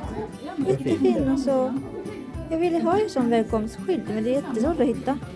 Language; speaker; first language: Swedish; non-native, learner; Japanese